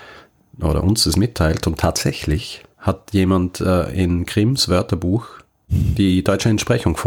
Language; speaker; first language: German; native; German